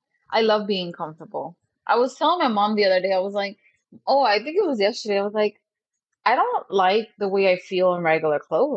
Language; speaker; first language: English; non-native, fluent; Spanish